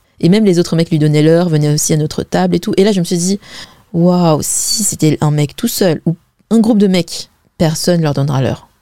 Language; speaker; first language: French; early bilingual, other home language; Wu Chinese